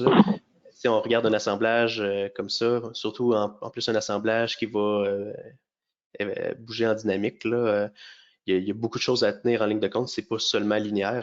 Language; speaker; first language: French; native; French